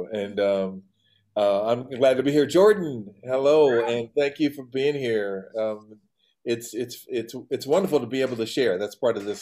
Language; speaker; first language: English; native; English